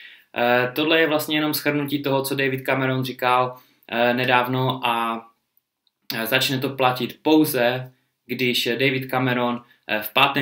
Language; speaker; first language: Czech; native; Czech